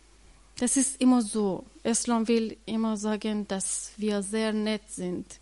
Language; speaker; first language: German; non-native, learner; Persian